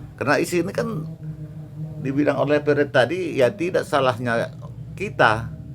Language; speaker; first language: Indonesian; non-native, local second language; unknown